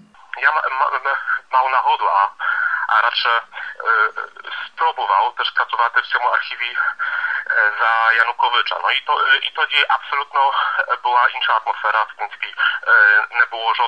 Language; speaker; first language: Ukrainian; non-native, fluent; Polish